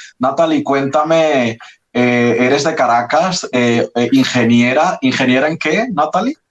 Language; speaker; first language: Spanish; native; Spanish